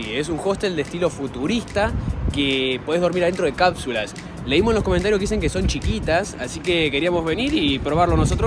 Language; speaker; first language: Spanish; native; Spanish